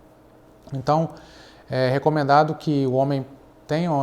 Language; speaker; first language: Portuguese; native; Portuguese